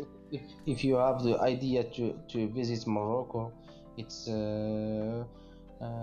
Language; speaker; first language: English; non-native, learner; Arabic